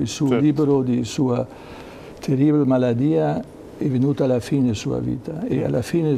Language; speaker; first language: Italian; non-native, learner; German